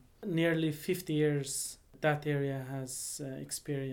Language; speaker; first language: English; non-native, fluent; Persian